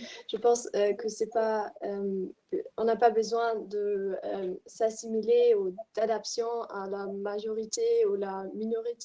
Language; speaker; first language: French; non-native, fluent; German